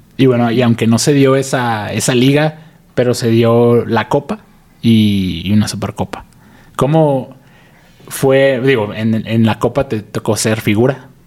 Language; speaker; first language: Spanish; native; Spanish